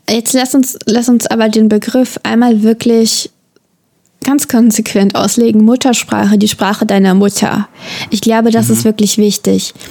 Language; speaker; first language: German; native; German